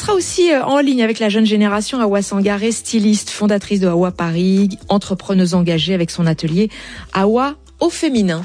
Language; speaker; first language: French; native; French